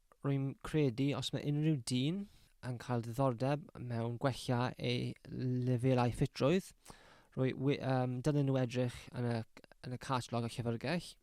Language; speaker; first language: Welsh; non-native, local second language; English